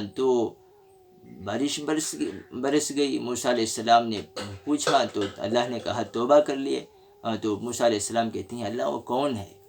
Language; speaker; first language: Urdu; native; Urdu